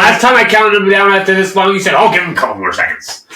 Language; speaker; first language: English; native; English